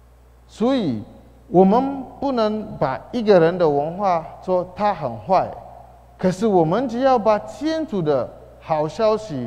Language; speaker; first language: Chinese; non-native, fluent; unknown